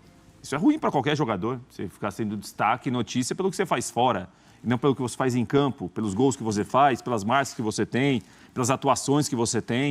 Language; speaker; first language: Portuguese; native; Portuguese